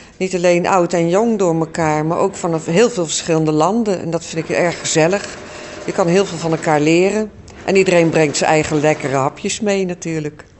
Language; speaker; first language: Dutch; native; Dutch